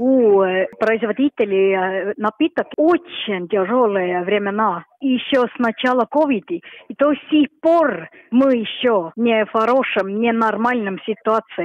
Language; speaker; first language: Russian; non-native, local second language; Estonian